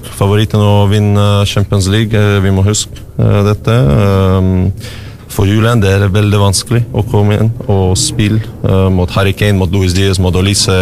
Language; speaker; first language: Norwegian; non-native, learner; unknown